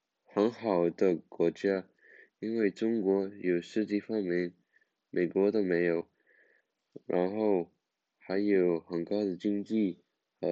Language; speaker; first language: Chinese; non-native, learner; English